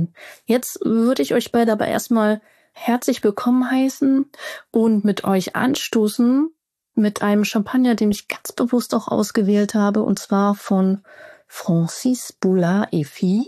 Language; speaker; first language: German; native; German